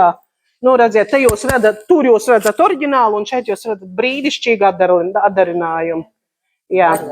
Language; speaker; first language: Latvian; native; Latvian